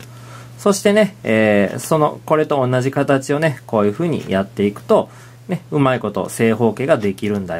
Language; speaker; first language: Japanese; native; Japanese